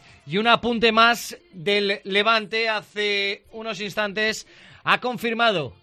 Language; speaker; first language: Spanish; native; Spanish